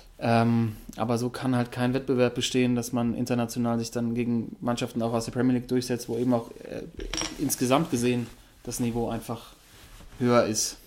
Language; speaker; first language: German; native; German